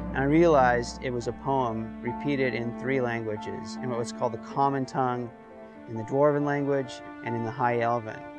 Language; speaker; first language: English; native; English